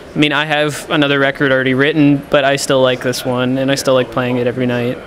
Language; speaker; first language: English; native; English